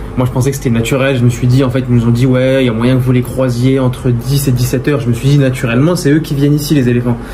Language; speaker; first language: French; native; French